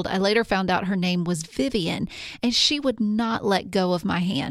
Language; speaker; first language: English; native; English